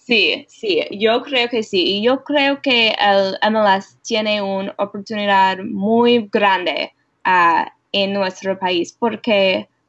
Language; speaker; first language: Spanish; non-native, learner; English